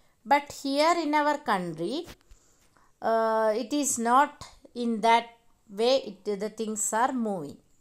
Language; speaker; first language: English; non-native, local second language; Malayalam